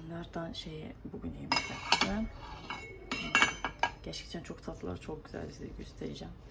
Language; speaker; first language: Turkish; non-native, fluent; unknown